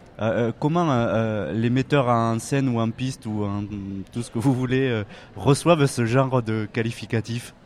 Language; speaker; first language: French; native; French